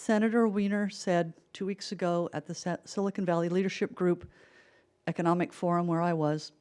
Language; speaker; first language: English; native; English